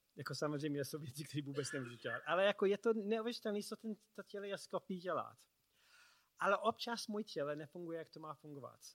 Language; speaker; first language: Czech; non-native, fluent; English